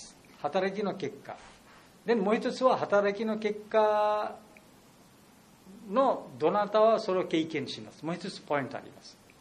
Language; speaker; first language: Japanese; non-native, learner; Bangla